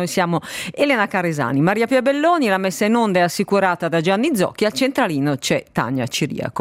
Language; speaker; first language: Italian; native; Italian